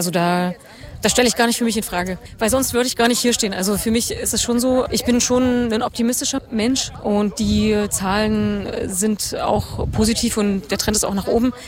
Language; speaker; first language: German; native; German